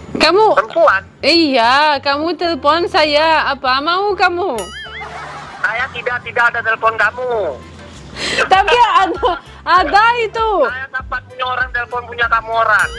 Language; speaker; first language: Indonesian; non-native, learner; Russian